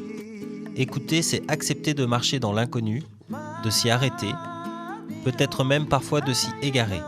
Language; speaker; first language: French; native; French